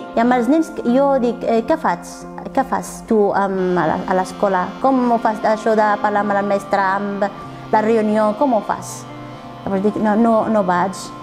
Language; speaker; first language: Catalan; non-native, learner; Arabic